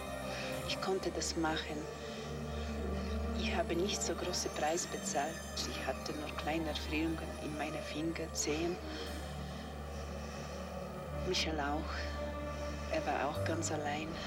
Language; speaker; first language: German; non-native, fluent; Polish